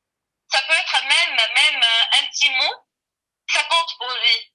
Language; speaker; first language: French; non-native, local second language; Arabic